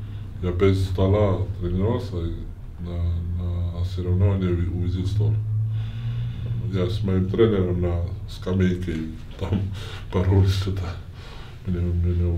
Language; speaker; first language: Russian; non-native, fluent; Georgian